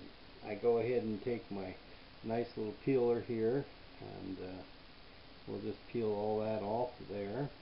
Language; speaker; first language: English; native; English